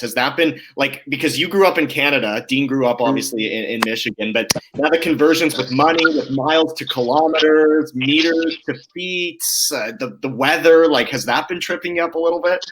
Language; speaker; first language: English; native; English